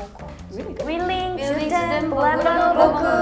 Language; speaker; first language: French; non-native, learner; Korean